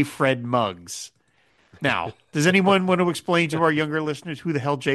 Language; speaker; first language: English; native; English